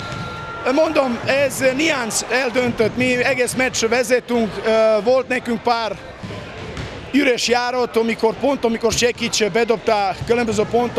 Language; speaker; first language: Hungarian; non-native, learner; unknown